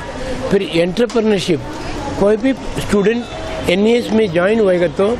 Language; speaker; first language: Hindi; non-native, local second language; Tamil